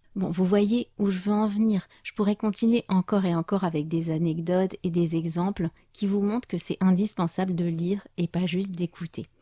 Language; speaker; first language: French; native; French